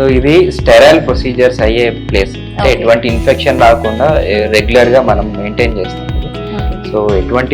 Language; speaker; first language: Telugu; native; Telugu